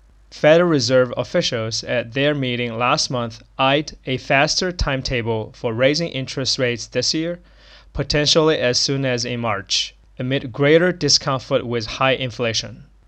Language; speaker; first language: English; non-native, fluent; Chinese